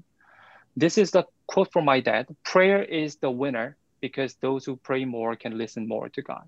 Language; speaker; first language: English; non-native, fluent; Korean